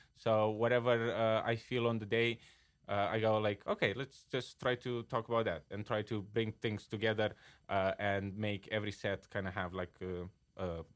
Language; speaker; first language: English; non-native, fluent; Romanian